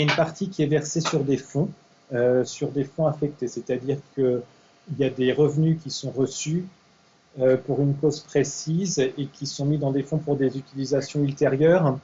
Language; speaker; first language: French; native; French